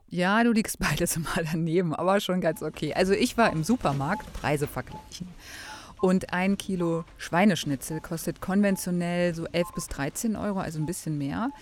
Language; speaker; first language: German; native; German